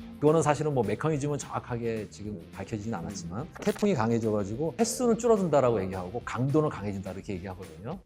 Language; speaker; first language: Korean; native; Korean